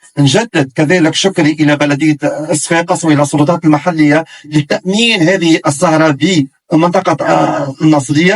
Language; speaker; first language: Arabic; native; Arabic